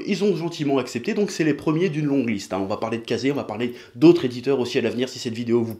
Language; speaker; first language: French; native; French